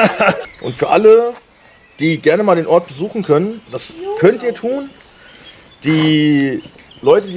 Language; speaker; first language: German; native; German